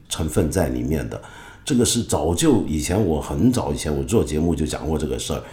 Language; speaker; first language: Chinese; non-native, local second language; Cantonese